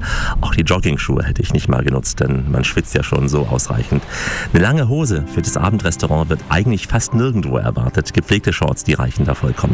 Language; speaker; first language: German; native; German